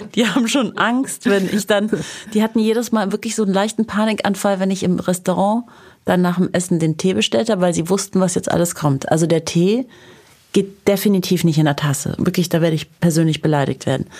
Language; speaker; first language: German; native; German